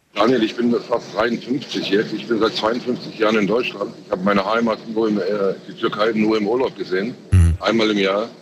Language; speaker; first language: German; early bilingual, other home language; Turkish